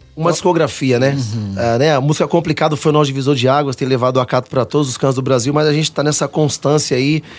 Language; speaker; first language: Portuguese; native; Portuguese